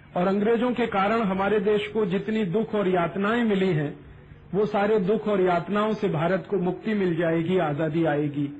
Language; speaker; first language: Hindi; native; Hindi